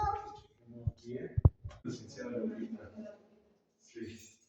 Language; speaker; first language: Spanish; native; Spanish